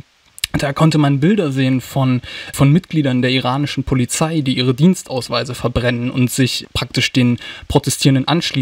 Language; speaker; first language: German; native; German